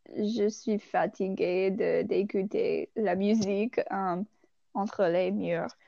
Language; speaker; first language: French; non-native, learner; English